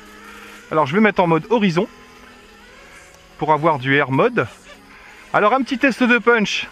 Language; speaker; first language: French; native; French